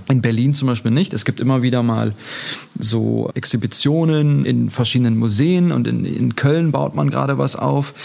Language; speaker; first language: German; early bilingual, other home language; Turkish